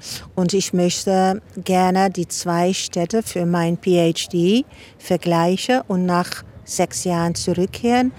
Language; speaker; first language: German; non-native, fluent; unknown